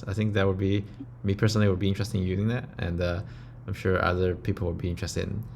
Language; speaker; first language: English; non-native, fluent; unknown